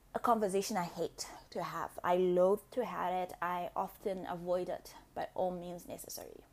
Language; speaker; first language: English; non-native, local second language; Shona